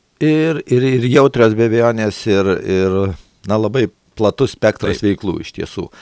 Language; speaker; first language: Lithuanian; native; Lithuanian